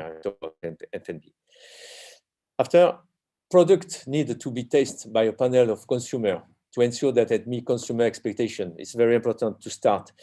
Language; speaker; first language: English; non-native, learner; French